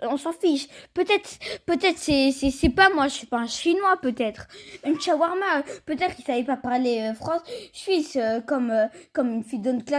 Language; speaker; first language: French; native; French